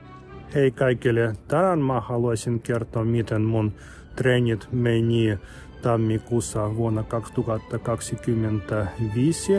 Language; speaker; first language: Finnish; non-native, fluent; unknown